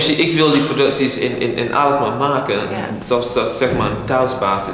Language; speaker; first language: Dutch; non-native, fluent; English